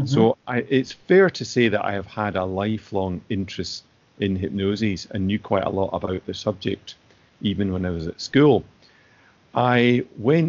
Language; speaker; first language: English; native; English